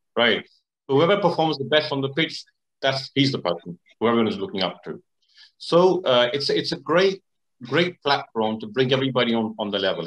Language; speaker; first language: English; native; English